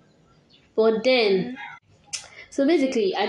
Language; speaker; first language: English; non-native, local second language; Yoruba